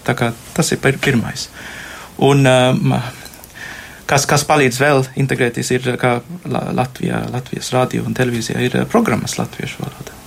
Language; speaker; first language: Latvian; non-native, fluent; Sinhala